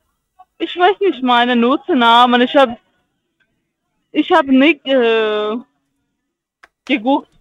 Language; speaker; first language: German; non-native, learner; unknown